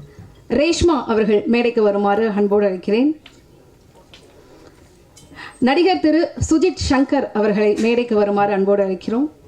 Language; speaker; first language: Tamil; native; Tamil